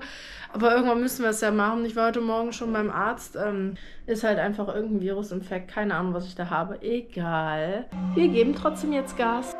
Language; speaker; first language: German; native; German